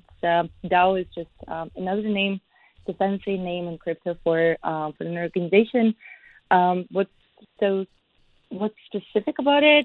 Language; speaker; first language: English; non-native, fluent; Russian